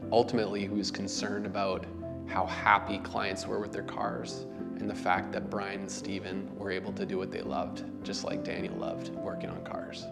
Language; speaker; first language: English; native; English